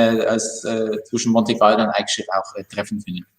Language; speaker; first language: German; native; German